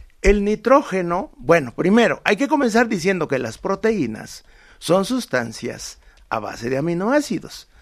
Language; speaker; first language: Spanish; native; Spanish